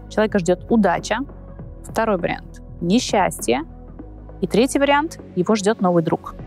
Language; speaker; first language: Russian; native; Russian